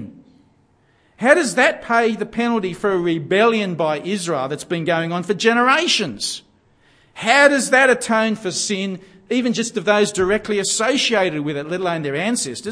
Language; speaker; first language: English; native; English